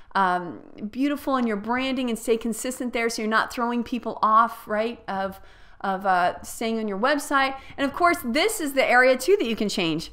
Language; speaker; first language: English; native; English